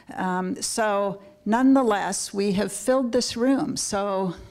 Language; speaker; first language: English; native; English